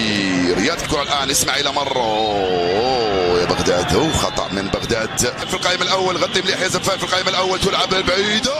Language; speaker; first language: Arabic; native; Arabic